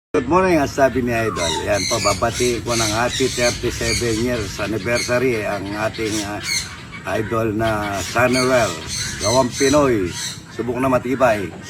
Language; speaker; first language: Filipino; non-native, local second language; Pampanga